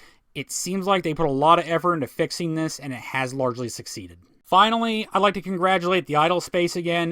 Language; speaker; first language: English; native; English